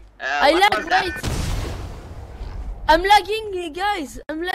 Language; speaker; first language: English; non-native, learner; French